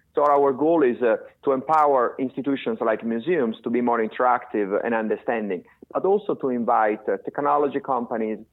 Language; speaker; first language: English; non-native, fluent; Italian